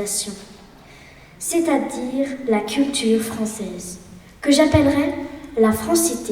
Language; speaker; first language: French; native; French